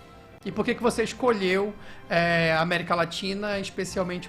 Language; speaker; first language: Portuguese; native; Portuguese